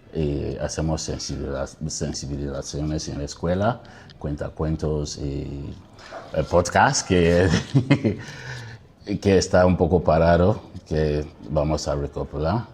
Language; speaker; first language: Spanish; non-native, learner; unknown